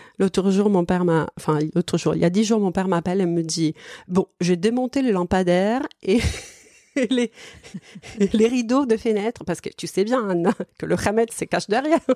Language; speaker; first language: French; non-native, fluent; Italian